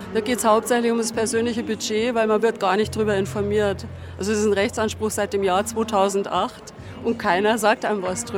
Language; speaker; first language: German; native; German